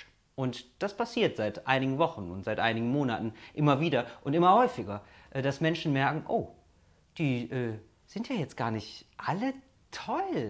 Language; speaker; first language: German; native; German